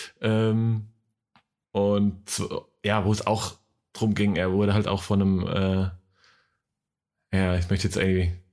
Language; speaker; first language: German; native; German